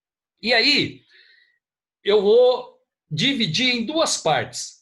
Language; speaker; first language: Portuguese; native; Portuguese